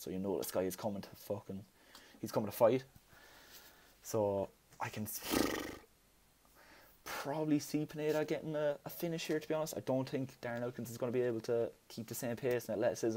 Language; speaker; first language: English; native; English